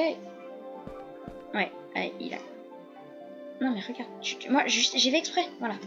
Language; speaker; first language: French; native; French